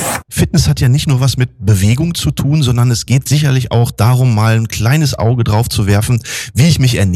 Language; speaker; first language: German; native; German